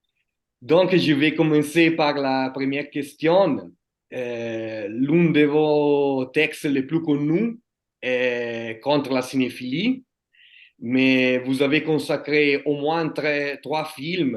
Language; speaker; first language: French; non-native, fluent; Italian